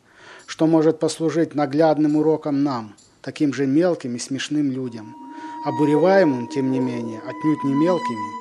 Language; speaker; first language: Russian; native; Russian